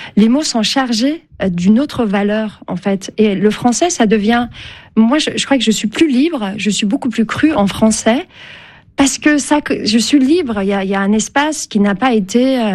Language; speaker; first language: French; early bilingual, other home language; Turkish